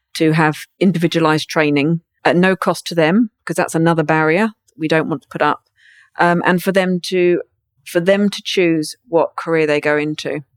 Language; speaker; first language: English; native; English